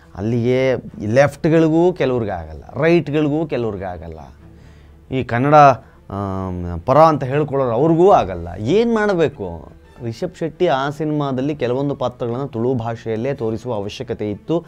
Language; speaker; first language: Kannada; non-native, local second language; Tulu